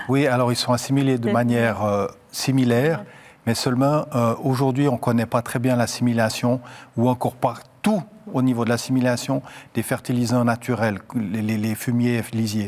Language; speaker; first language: French; native; French